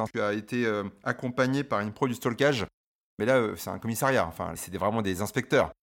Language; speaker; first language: French; native; French